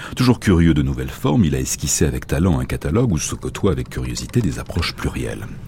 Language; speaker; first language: French; native; French